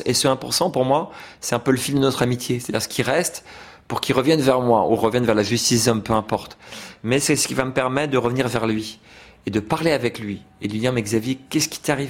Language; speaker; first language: French; native; French